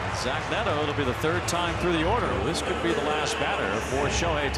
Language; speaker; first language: English; native; English